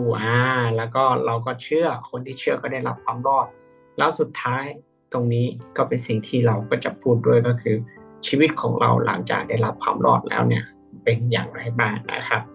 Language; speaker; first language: Thai; native; Thai